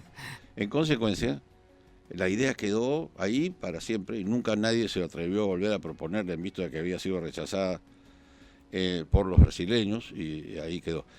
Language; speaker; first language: Spanish; native; Spanish